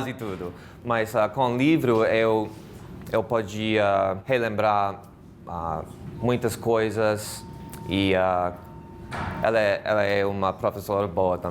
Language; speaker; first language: Portuguese; non-native, learner; English